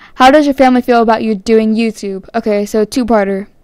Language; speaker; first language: English; native; English